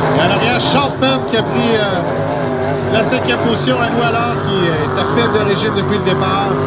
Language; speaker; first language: French; native; French